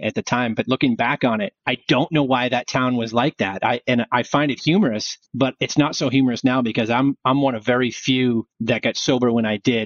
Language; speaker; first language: English; native; English